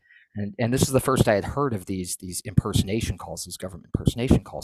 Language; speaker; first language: English; native; English